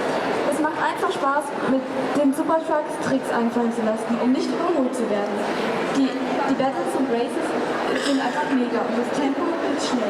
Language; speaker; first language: German; native; German